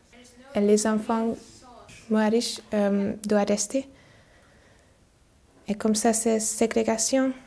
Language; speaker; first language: French; non-native, learner; Hungarian